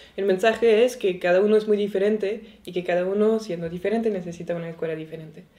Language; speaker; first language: Spanish; non-native, fluent; French